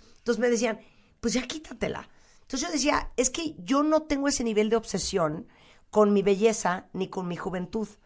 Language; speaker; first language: Spanish; native; Spanish